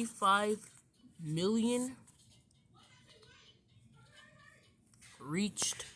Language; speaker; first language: English; native; English